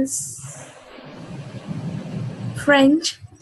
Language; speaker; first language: English; non-native, learner; Vietnamese